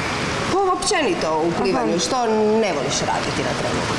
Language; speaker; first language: Croatian; native; Croatian